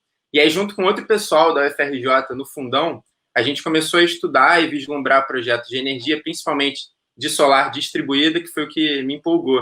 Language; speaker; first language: Portuguese; native; Portuguese